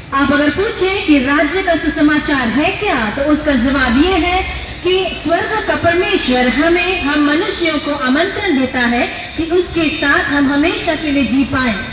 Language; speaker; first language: Hindi; non-native, local second language; Malayalam